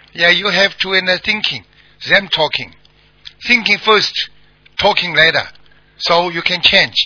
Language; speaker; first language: English; non-native, learner; Chinese